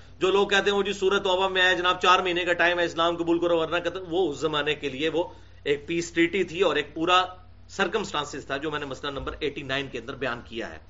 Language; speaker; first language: Urdu; non-native, local second language; Punjabi